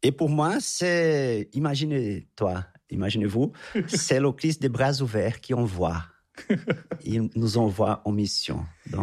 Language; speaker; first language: French; non-native, fluent; Portuguese